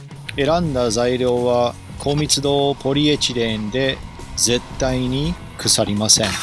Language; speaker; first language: Japanese; non-native, fluent; English